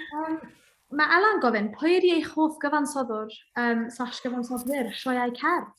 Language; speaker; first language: Welsh; native; Welsh